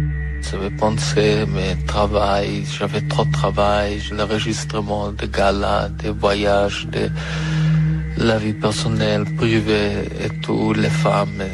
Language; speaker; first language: French; non-native, learner; Hebrew